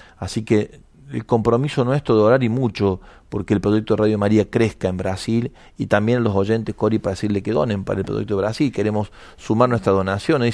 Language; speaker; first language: Spanish; native; Spanish